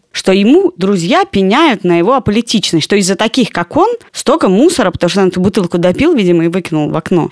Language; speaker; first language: Russian; native; Russian